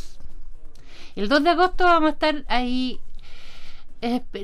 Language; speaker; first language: Spanish; native; Spanish